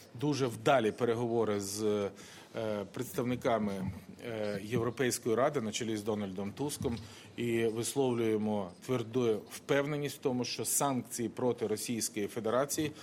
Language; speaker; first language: Ukrainian; non-native, local second language; Russian